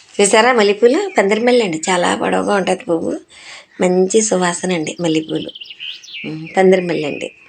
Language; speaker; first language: Telugu; non-native, local second language; Urdu